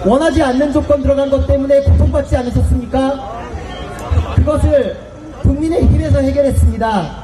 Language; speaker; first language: Korean; native; Korean